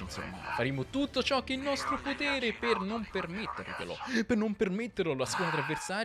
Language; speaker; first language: Italian; native; Italian